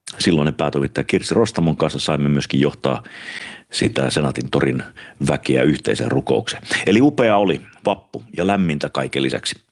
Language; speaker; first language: Finnish; native; Finnish